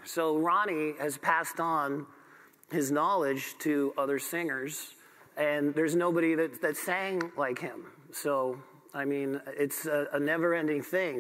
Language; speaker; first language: English; native; English